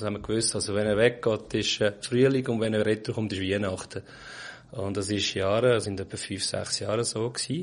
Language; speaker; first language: German; non-native, fluent; Portuguese